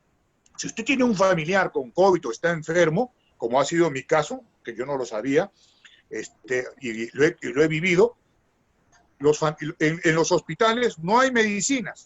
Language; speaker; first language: Spanish; native; Spanish